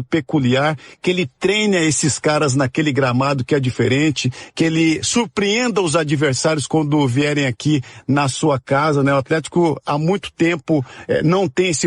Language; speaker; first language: Portuguese; native; Portuguese